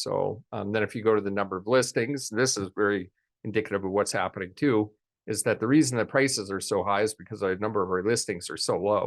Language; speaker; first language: English; native; English